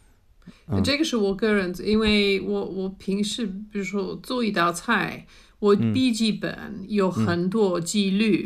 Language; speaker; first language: Chinese; non-native, fluent; English